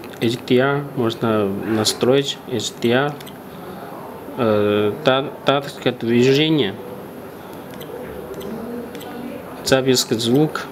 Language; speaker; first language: Russian; non-native, learner; Chinese